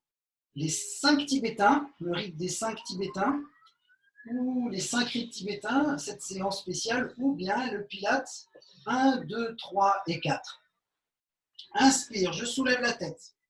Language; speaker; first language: French; native; French